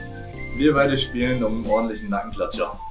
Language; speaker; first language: German; native; German